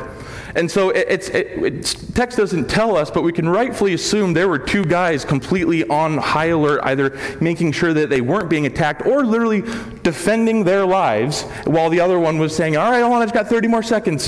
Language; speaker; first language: English; native; English